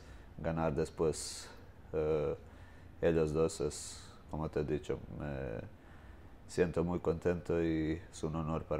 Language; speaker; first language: Spanish; non-native, fluent; Croatian